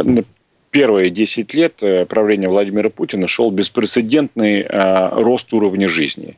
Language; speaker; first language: Russian; native; Russian